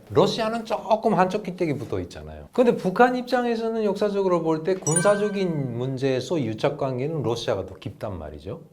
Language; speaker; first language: Korean; native; Korean